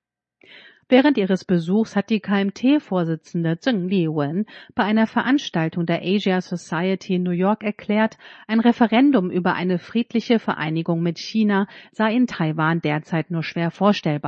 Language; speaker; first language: German; native; German